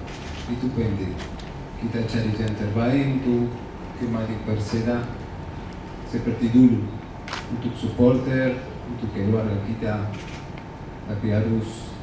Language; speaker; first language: Indonesian; non-native, learner; Spanish